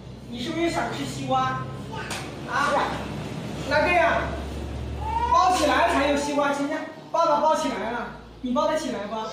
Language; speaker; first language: Chinese; native; Chinese